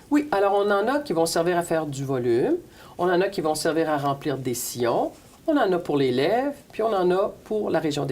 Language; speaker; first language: French; native; French